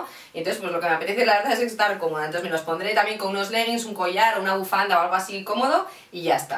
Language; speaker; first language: Spanish; native; Spanish